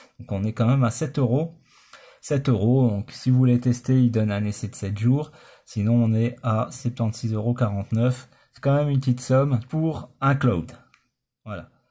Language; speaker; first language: French; native; French